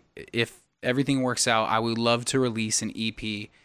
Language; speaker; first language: English; native; English